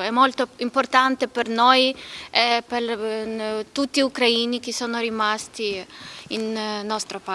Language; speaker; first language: Italian; non-native, learner; Ukrainian